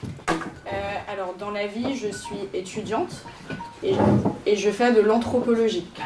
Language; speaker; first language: French; native; French